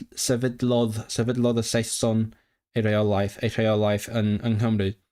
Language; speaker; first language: Welsh; non-native, learner; Cantonese